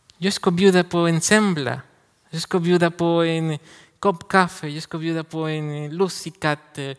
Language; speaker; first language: Swedish; non-native, learner; Spanish